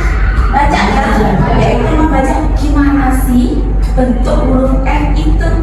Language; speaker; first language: Indonesian; native; Indonesian